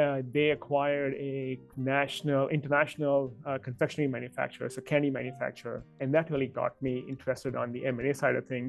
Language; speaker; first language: English; non-native, local second language; Hindi